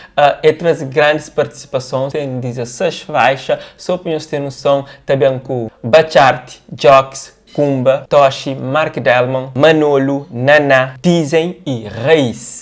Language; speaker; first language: Portuguese; non-native, local second language; Kabuverdianu